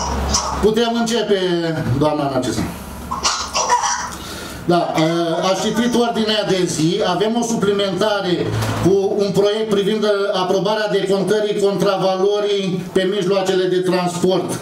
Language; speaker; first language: Romanian; native; Romanian